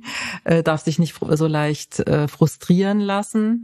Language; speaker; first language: German; native; German